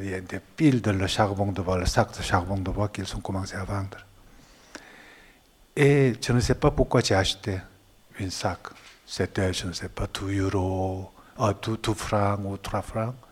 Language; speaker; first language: French; non-native, learner; Korean